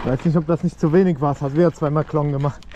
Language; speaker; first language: German; native; German